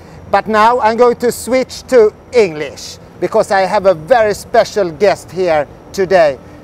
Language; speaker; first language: English; non-native, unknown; Swedish